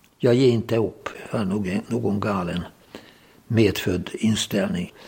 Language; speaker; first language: Swedish; non-native, fluent; Hungarian